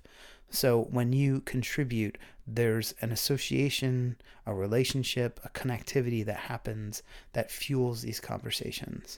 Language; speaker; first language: English; native; English